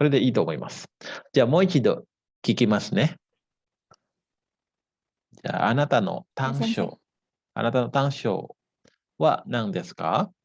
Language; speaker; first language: Japanese; non-native, fluent; Indonesian